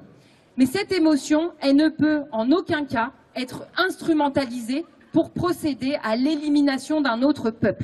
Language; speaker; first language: French; native; French